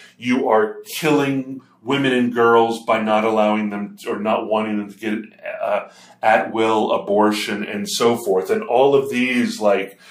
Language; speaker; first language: English; native; English